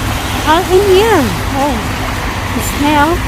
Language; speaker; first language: Dutch; non-native, learner; Filipino